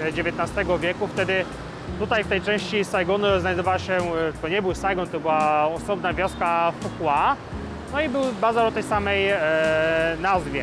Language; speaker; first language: Polish; native; Polish